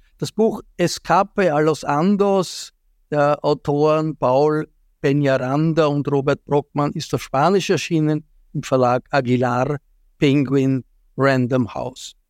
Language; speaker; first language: German; native; German